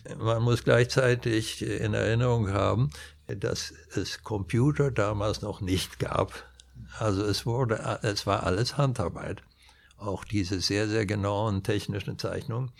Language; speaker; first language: German; non-native, fluent; Swedish